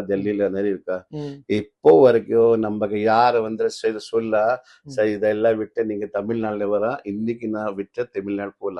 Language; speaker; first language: Tamil; non-native, fluent; Hindi